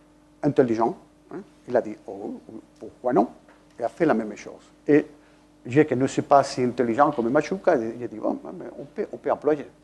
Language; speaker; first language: French; non-native, fluent; Spanish